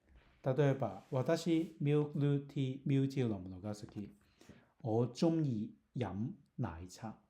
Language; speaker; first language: Japanese; non-native, fluent; Cantonese